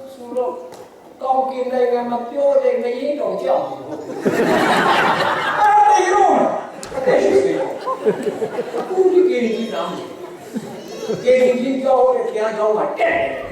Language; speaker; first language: Burmese; non-native, local second language; Hakha Chin